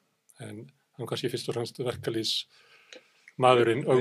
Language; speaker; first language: Icelandic; native; Icelandic